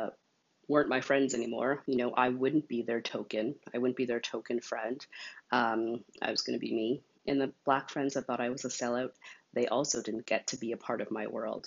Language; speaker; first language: English; native; English